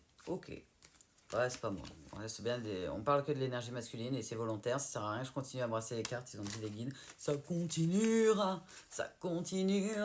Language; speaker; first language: French; native; French